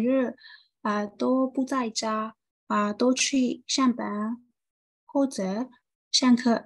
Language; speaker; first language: Chinese; non-native, learner; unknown